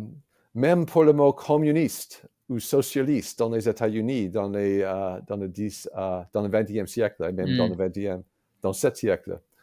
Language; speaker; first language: French; non-native, fluent; English